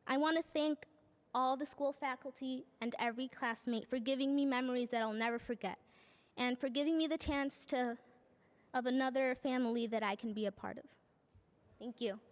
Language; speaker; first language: English; non-native, fluent; Spanish